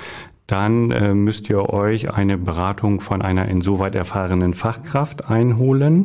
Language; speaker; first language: German; native; German